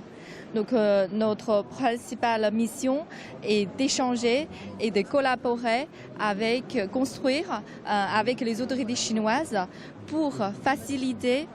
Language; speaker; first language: French; non-native, fluent; Chinese